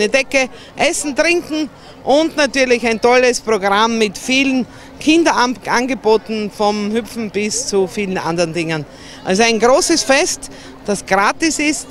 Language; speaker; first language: German; native; German